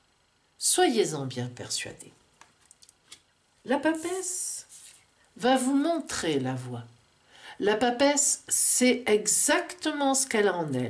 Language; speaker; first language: French; native; French